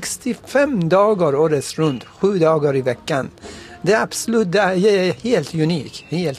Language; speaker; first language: Swedish; non-native, fluent; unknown